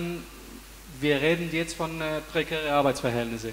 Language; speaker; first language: German; non-native, fluent; Spanish